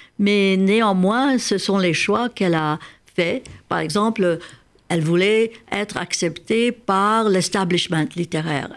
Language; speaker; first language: French; non-native, fluent; Hungarian